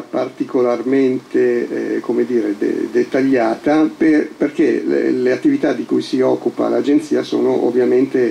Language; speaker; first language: Italian; native; Italian